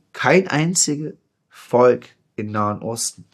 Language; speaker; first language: German; non-native, fluent; Persian